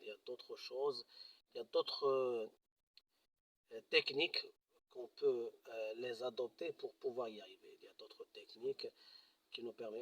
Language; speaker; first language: French; non-native, local second language; Arabic